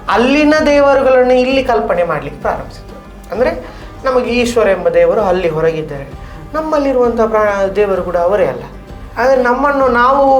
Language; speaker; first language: Kannada; non-native, local second language; Tulu